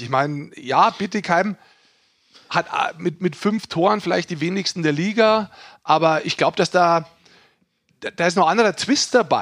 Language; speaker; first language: German; native; German